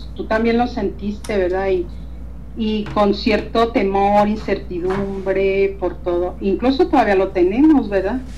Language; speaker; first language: Spanish; native; Spanish